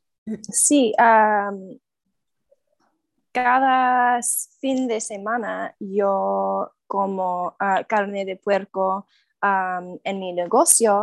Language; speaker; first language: Spanish; non-native, learner; English